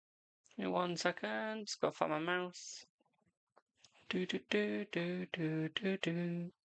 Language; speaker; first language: English; native; English